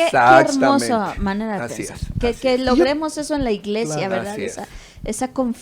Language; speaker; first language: Spanish; native; Spanish